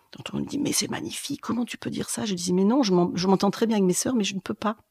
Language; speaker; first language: French; native; French